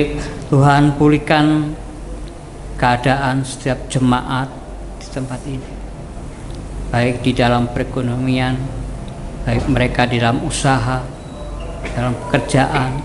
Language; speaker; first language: Indonesian; native; Indonesian